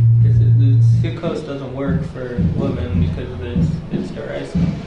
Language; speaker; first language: Hebrew; non-native, learner; English